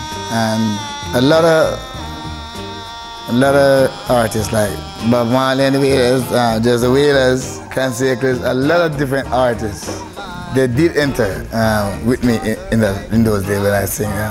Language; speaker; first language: English; non-native, local second language; Jamaican Creole English